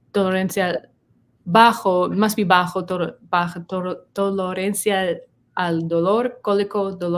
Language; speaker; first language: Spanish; non-native, learner; English